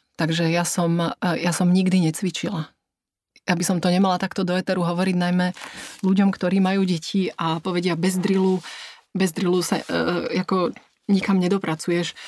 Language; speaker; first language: Slovak; native; Slovak